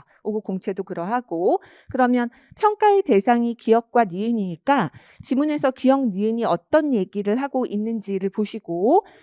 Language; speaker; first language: Korean; native; Korean